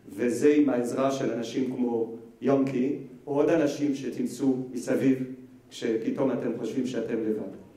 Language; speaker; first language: Hebrew; non-native, fluent; French